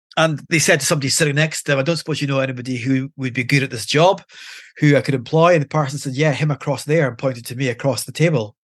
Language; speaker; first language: English; native; English